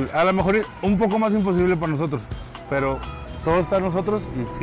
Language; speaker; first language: Spanish; native; Spanish